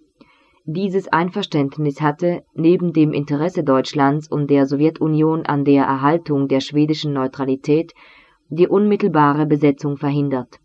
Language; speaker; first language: German; native; German